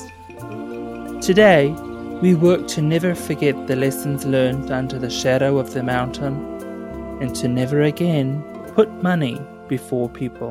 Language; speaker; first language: English; native; English